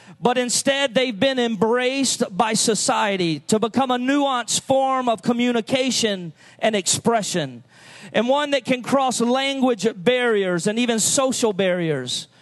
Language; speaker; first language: English; native; English